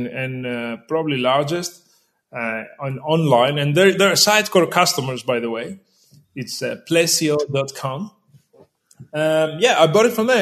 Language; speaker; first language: English; non-native, fluent; Greek